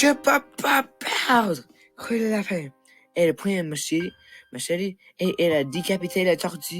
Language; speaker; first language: French; non-native, local second language; English